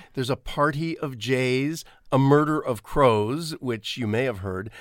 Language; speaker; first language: English; native; English